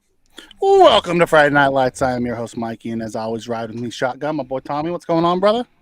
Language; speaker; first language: English; native; English